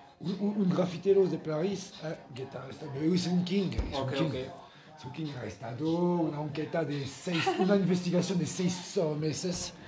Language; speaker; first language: Spanish; non-native, learner; French